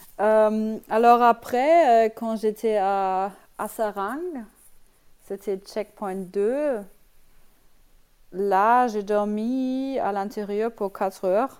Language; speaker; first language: French; non-native, learner; German